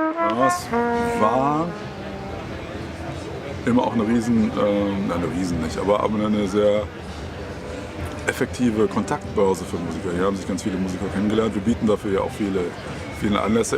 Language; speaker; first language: German; native; German